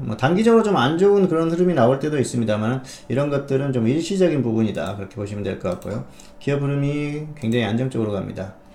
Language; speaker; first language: Korean; native; Korean